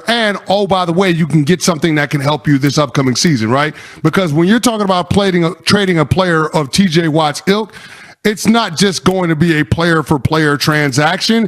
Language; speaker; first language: English; native; English